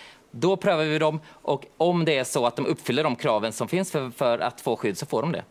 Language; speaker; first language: Swedish; native; Swedish